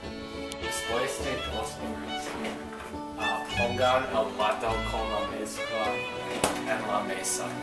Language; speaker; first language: Spanish; non-native, learner; English